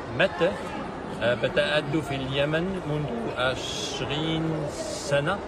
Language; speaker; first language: Arabic; non-native, learner; French